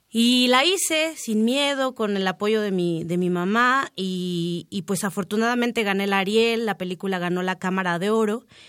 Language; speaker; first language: Spanish; native; Spanish